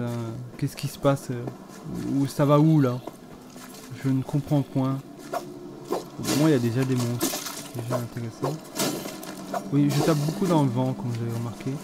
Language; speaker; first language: French; native; French